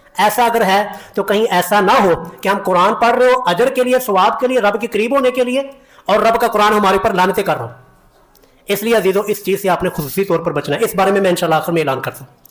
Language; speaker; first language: Urdu; non-native, local second language; Punjabi